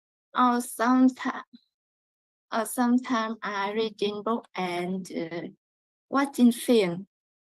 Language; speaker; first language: English; non-native, learner; Vietnamese